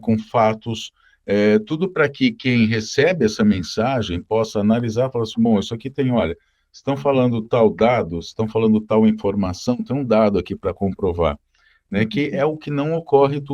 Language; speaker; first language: Portuguese; native; Portuguese